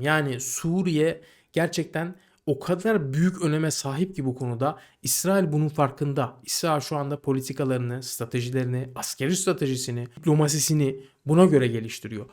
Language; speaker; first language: Turkish; native; Turkish